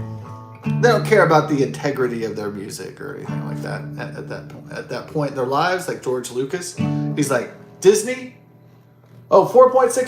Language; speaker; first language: English; native; English